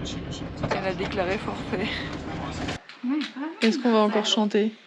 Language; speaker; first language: French; native; French